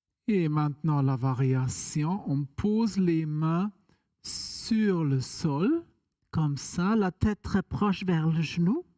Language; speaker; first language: French; non-native, fluent; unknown